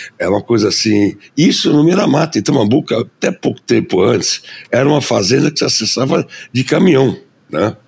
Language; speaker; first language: Portuguese; early bilingual, other home language; German